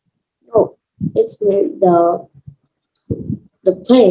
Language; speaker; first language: English; non-native, learner; Vietnamese